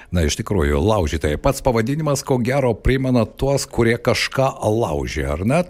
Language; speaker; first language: Lithuanian; native; Lithuanian